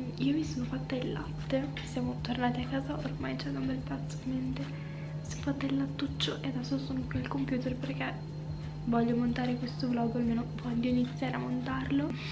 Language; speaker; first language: Italian; native; Italian